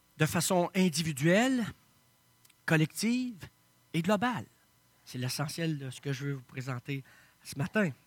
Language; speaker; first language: French; native; French